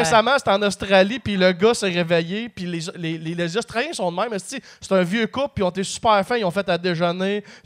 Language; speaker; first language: French; native; French